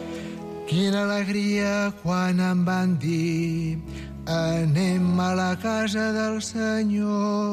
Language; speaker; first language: Catalan; native; Catalan